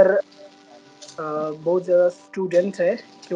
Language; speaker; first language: Hindi; non-native, fluent; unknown